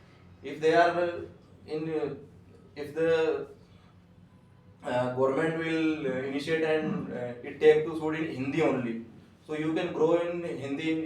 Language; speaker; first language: English; non-native, learner; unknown